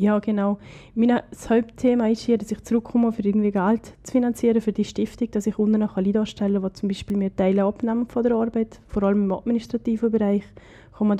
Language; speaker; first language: German; native; German